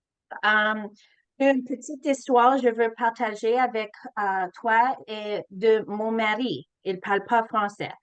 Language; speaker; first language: French; non-native, learner; English